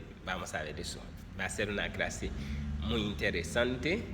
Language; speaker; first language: Spanish; non-native, fluent; Haitian Creole